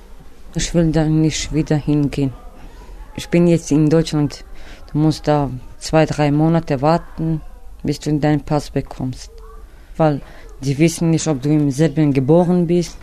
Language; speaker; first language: German; non-native, learner; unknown